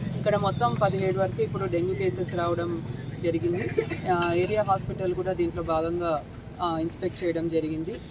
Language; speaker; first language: Telugu; native; Telugu